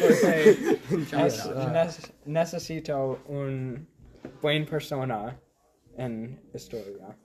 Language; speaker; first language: Spanish; non-native, learner; English